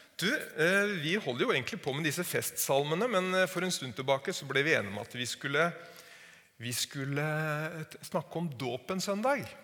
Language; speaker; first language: Norwegian; native; Norwegian